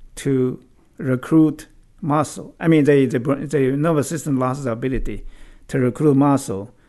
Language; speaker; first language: English; non-native, fluent; Chinese